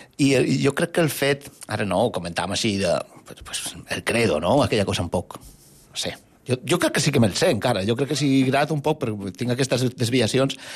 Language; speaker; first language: Catalan; native; Catalan